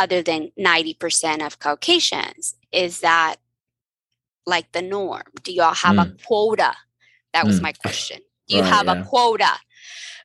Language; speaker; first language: English; early bilingual, other home language; Spanish